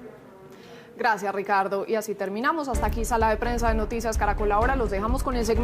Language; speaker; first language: Spanish; native; Spanish